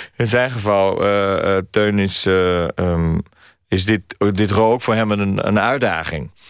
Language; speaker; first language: Dutch; non-native, fluent; Portuguese